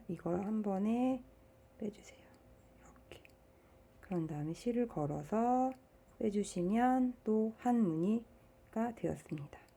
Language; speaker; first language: Korean; native; Korean